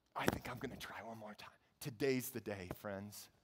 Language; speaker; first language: English; native; English